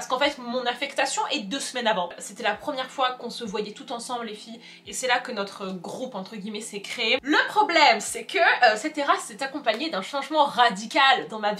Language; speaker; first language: French; native; French